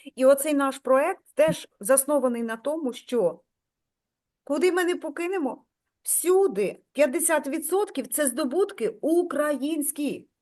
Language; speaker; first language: Ukrainian; native; Ukrainian